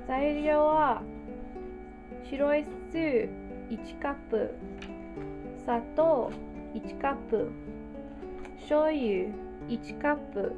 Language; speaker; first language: Japanese; non-native, learner; English